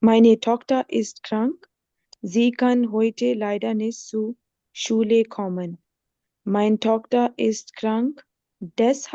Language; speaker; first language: German; non-native, learner; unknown